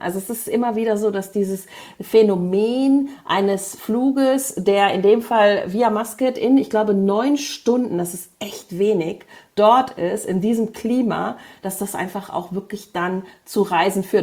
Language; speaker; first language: German; native; German